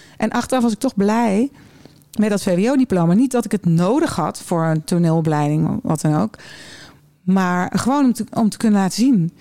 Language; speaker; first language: Dutch; early bilingual, other home language; German